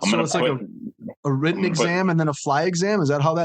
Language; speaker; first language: English; native; English